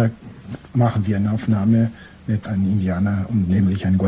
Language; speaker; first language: German; non-native, fluent; Portuguese